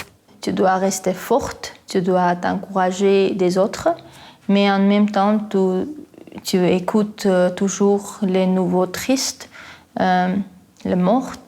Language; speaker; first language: French; non-native, fluent; Armenian